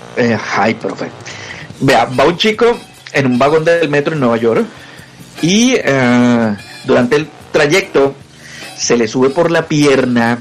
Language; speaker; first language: Spanish; native; Spanish